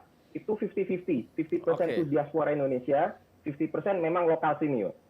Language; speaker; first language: Indonesian; native; Indonesian